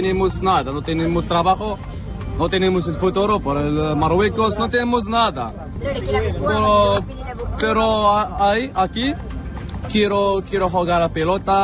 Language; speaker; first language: Spanish; non-native, learner; Arabic